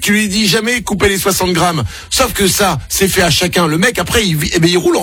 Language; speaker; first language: French; native; French